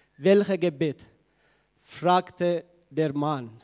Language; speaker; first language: German; non-native, learner; Tigrinya